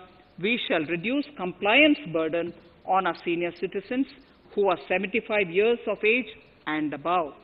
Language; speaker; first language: English; non-native, local second language; Tamil